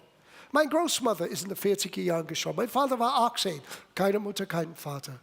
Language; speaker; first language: German; non-native, fluent; English